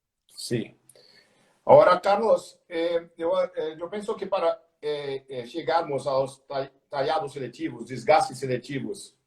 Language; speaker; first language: Spanish; non-native, learner; Portuguese